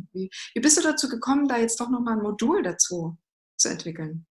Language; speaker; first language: German; native; German